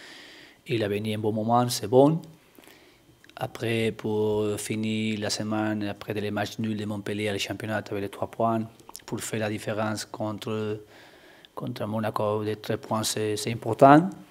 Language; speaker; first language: French; non-native, learner; Spanish